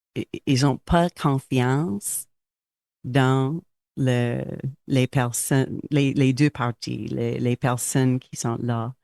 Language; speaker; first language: French; non-native, local second language; English